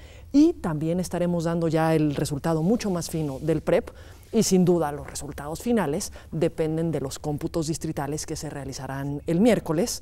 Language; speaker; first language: Spanish; native; Spanish